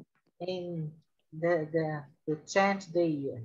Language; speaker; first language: English; non-native, learner; Portuguese